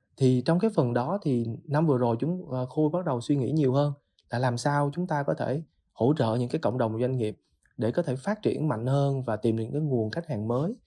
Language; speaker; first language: Vietnamese; native; Vietnamese